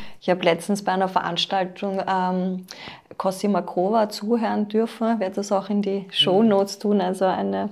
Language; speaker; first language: German; native; German